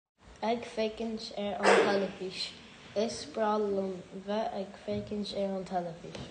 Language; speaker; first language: Irish; non-native, local second language; English